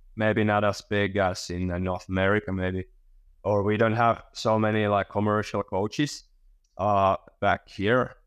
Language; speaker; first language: English; non-native, fluent; Finnish